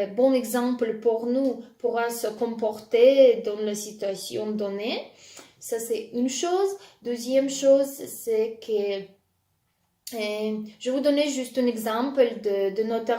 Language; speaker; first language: French; non-native, fluent; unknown